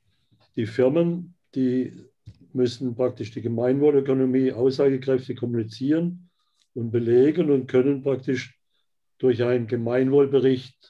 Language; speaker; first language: German; native; German